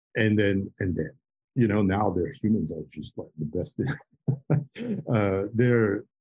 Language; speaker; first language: English; non-native, fluent; French